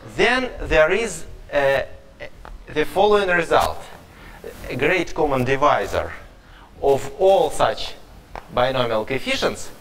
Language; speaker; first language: English; non-native, fluent; Russian